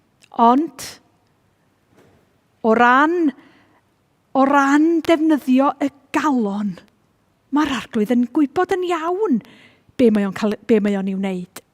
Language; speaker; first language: Welsh; native; Welsh